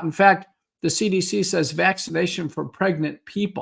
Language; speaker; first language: English; native; English